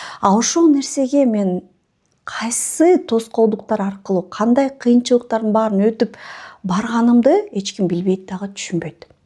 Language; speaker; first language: Kyrgyz; non-native, local second language; Russian